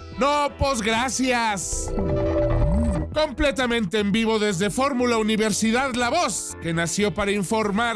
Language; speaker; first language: Spanish; native; Spanish